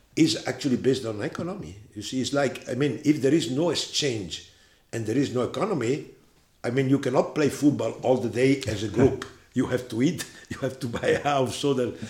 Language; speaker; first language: English; non-native, fluent; Italian